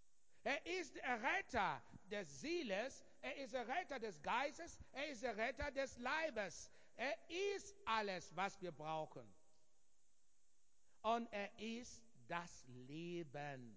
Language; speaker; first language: German; non-native, fluent; Igbo